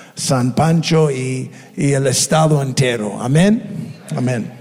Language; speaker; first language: Spanish; non-native, fluent; English